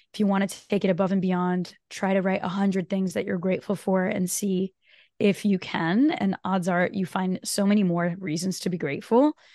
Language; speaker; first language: English; non-native, fluent; Portuguese